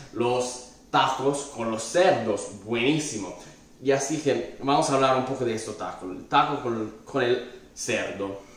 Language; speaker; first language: Spanish; non-native, fluent; Italian